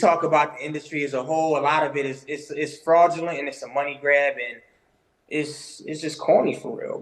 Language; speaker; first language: English; native; English